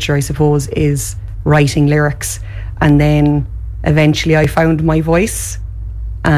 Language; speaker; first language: English; native; English